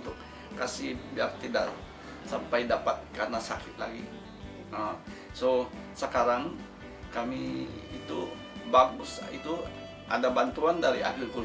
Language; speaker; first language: Indonesian; non-native, fluent; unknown